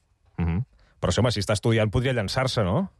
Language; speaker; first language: Catalan; native; Catalan